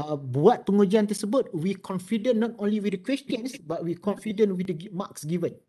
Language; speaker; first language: English; non-native, local second language; Malay